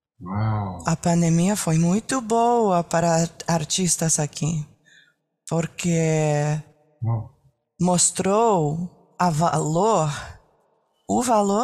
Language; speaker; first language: Portuguese; non-native, learner; French